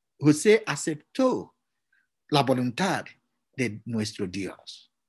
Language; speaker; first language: Spanish; non-native, fluent; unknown